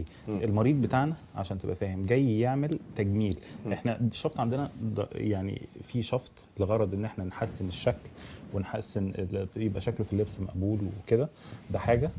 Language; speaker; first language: Arabic; native; Arabic